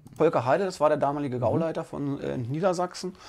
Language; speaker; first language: German; native; German